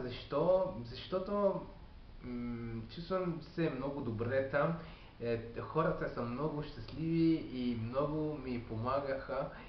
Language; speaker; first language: Bulgarian; non-native, learner; French